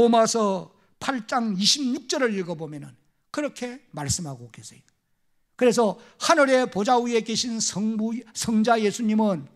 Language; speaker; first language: Korean; native; Korean